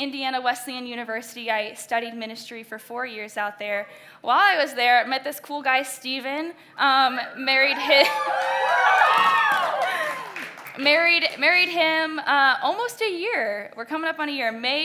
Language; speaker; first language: English; native; English